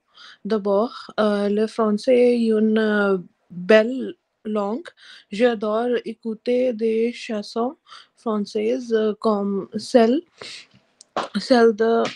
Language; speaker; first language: French; non-native, learner; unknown